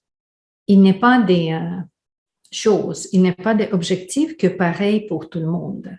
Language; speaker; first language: French; non-native, fluent; Ukrainian